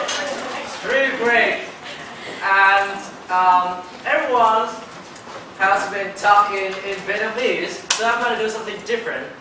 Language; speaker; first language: English; non-native, learner; Vietnamese